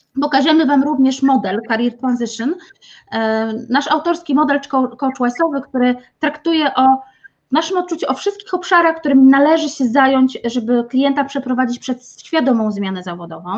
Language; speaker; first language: Polish; native; Polish